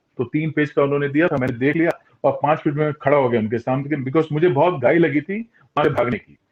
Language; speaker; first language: Hindi; non-native, local second language; Tulu